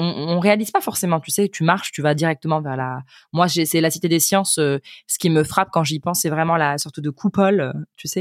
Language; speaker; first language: French; native; French